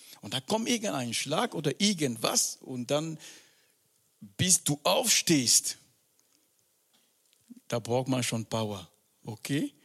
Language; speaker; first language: German; non-native, fluent; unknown